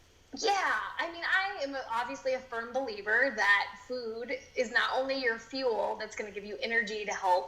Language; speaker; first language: English; native; English